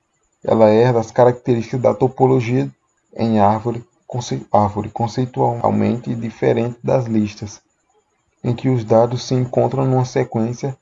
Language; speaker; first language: Portuguese; native; Portuguese